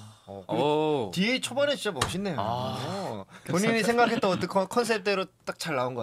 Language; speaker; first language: Korean; native; Korean